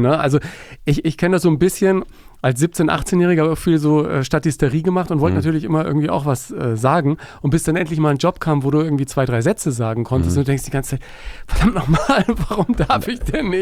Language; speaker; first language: German; native; German